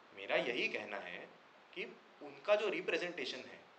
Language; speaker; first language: Hindi; non-native, local second language; Marathi